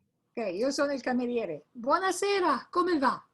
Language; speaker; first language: Italian; non-native, fluent; English